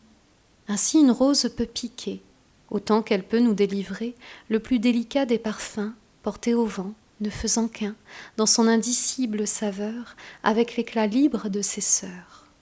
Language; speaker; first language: French; native; French